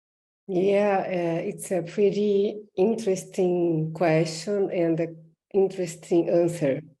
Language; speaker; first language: English; non-native, learner; Portuguese